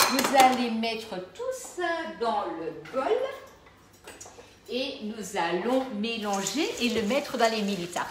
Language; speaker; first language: French; native; French